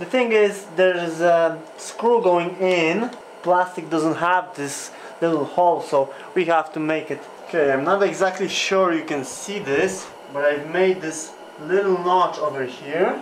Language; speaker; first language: English; non-native, fluent; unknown